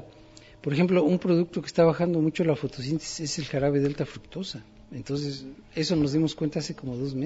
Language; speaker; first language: Spanish; native; Spanish